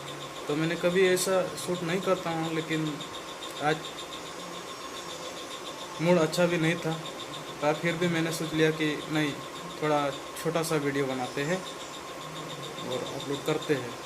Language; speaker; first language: Hindi; non-native, local second language; Santali